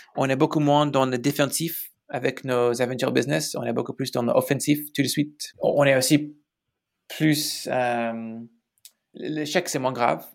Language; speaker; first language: French; non-native, fluent; English